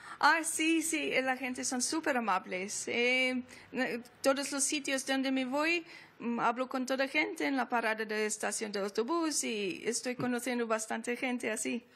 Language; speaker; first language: Spanish; non-native, fluent; English